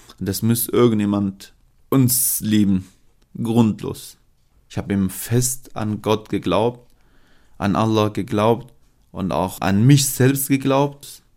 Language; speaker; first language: German; non-native, fluent; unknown